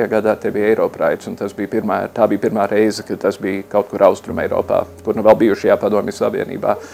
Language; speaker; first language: Latvian; early bilingual, heritage; Latvian